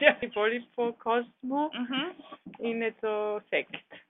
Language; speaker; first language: Greek; non-native, learner; German